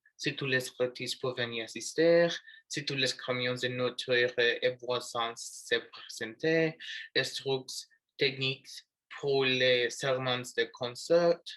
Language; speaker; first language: French; non-native, learner; Spanish